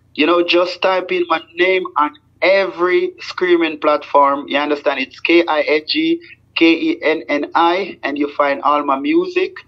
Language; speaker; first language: English; non-native, local second language; Jamaican Creole English